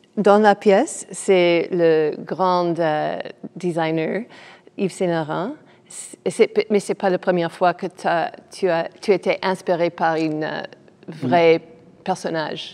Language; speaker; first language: French; non-native, fluent; English